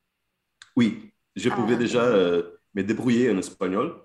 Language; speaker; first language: French; non-native, fluent; Portuguese